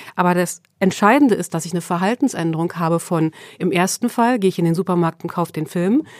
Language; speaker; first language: German; early bilingual, other home language; Swedish